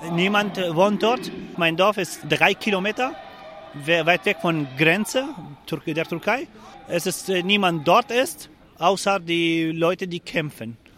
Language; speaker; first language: German; non-native, learner; Kurdish